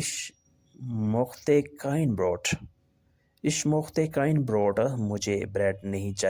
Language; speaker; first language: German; non-native, learner; Urdu